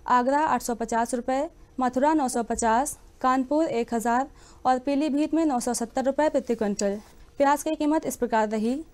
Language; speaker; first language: Hindi; native; Hindi